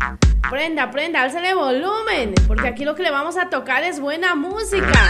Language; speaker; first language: Spanish; native; Spanish